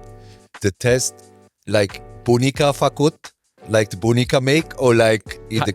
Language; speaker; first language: English; non-native, learner; German